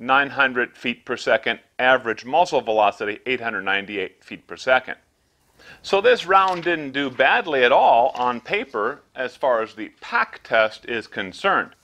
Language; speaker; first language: English; native; English